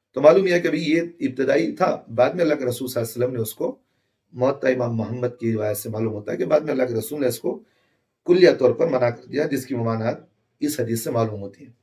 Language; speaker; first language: Urdu; native; Urdu